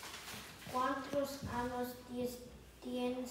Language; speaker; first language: Spanish; non-native, learner; English